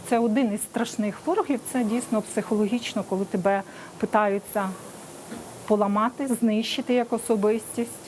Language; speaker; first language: Ukrainian; native; Ukrainian